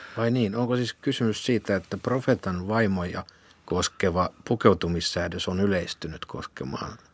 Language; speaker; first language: Finnish; native; Finnish